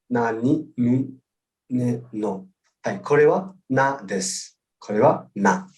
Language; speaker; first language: Japanese; non-native, fluent; Nepali